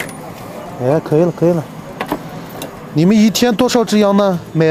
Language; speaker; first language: Chinese; non-native, local second language; Uyghur